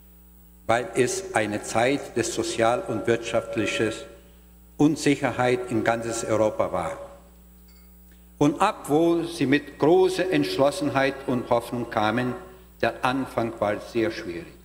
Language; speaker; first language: German; non-native, learner; Portuguese